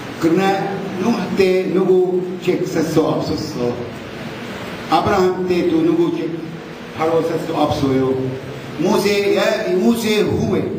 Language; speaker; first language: Korean; non-native, learner; Arabic